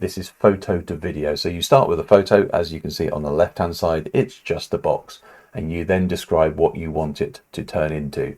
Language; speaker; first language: English; native; English